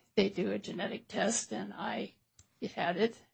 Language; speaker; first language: English; native; English